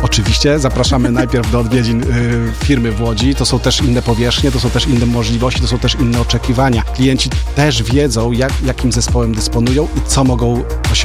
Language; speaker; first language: Polish; native; Polish